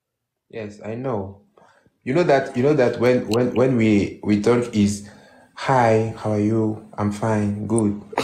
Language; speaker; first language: English; non-native, learner; French